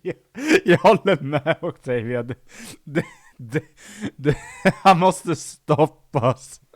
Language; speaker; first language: Swedish; native; Swedish